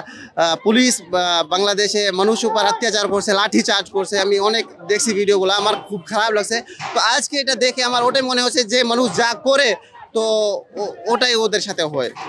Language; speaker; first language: Bangla; non-native, fluent; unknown